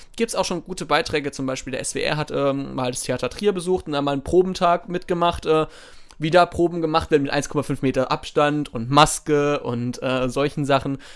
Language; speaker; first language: German; native; German